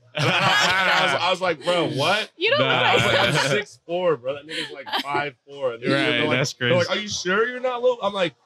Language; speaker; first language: English; native; English